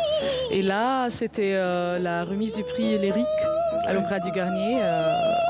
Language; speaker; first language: French; non-native, fluent; Arabic